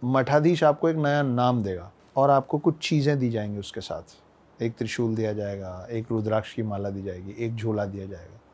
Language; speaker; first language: Hindi; native; Hindi